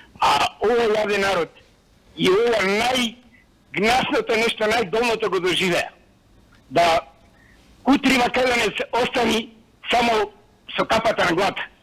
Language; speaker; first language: Macedonian; native; Macedonian